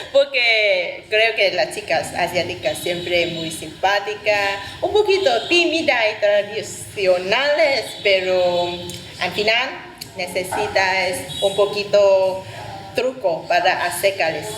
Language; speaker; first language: Spanish; non-native, fluent; Vietnamese